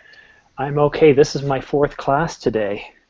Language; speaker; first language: English; native; English